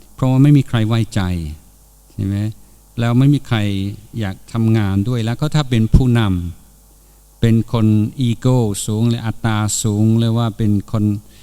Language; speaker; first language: Thai; non-native, fluent; English